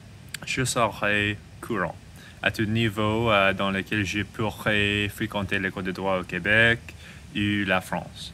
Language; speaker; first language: French; non-native, learner; English